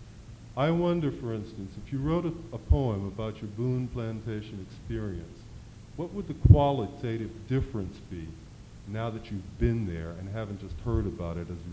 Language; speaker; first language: English; native; English